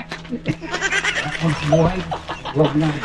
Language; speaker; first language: Filipino; non-native, local second language; Bikol